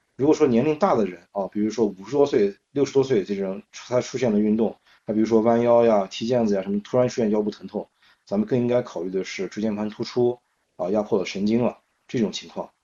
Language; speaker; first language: Chinese; native; Chinese